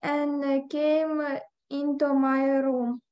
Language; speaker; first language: English; non-native, learner; Ukrainian